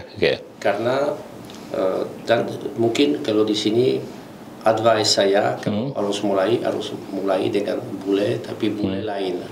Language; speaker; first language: Indonesian; non-native, learner; Italian